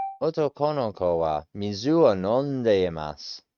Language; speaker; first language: Japanese; non-native, learner; English